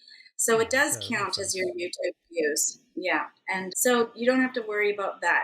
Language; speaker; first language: English; native; English